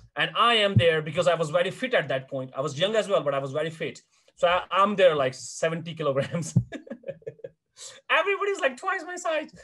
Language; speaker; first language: English; non-native, local second language; Hindi